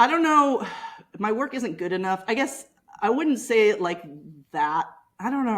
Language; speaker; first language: English; native; English